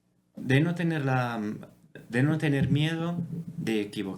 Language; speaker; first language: Spanish; non-native, fluent; Italian